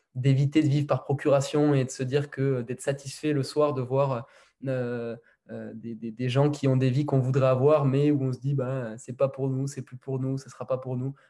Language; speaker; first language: French; native; French